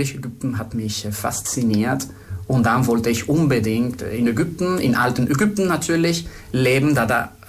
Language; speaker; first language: German; non-native, fluent; Spanish